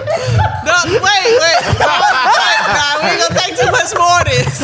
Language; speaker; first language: English; native; English